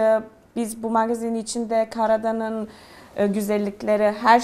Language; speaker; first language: Turkish; non-native, fluent; Serbian